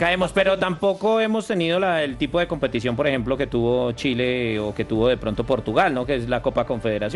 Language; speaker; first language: Spanish; native; Spanish